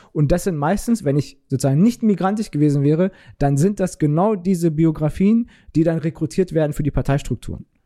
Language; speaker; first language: German; early bilingual, other home language; Turkish